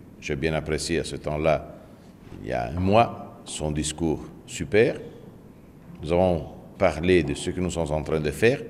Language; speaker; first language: French; non-native, fluent; Italian